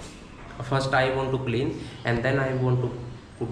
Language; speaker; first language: English; non-native, learner; Hindi